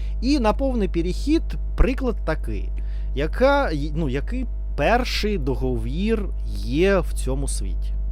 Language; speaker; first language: Ukrainian; non-native, learner; Russian